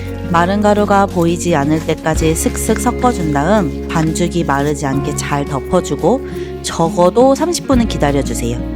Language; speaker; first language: Korean; native; Korean